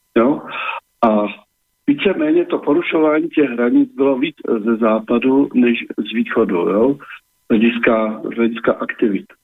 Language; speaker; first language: Czech; native; Czech